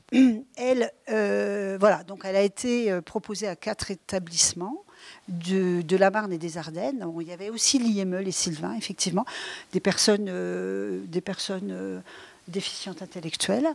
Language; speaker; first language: French; native; French